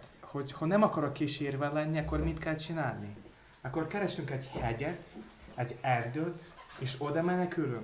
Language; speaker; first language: Hungarian; non-native, learner; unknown